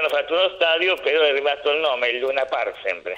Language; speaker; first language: Italian; non-native, fluent; Spanish